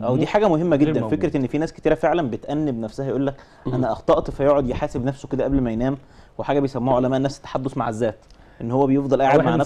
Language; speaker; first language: Arabic; native; Arabic